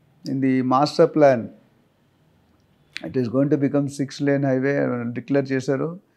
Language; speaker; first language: English; non-native, local second language; Telugu